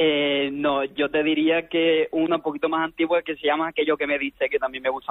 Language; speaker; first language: Spanish; native; Spanish